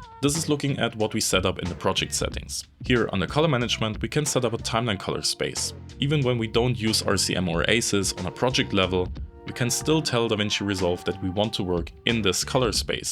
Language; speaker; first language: English; non-native, fluent; German